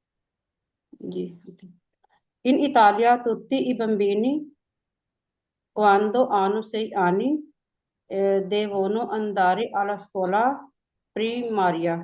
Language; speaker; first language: Italian; non-native, learner; Urdu